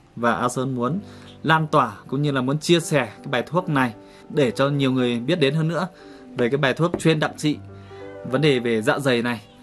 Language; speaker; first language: Vietnamese; non-native, local second language; Iu Mien